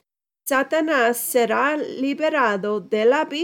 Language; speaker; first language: Spanish; non-native, fluent; English